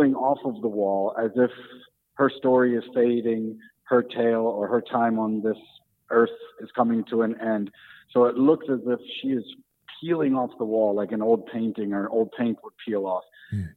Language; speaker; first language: English; native; English